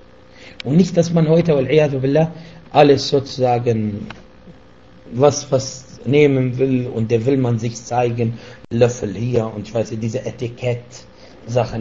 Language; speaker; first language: German; non-native, fluent; Arabic